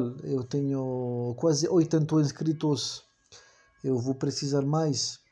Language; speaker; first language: Portuguese; non-native, learner; French